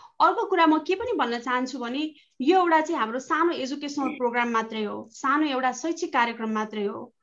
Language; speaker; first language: Nepali; native; Nepali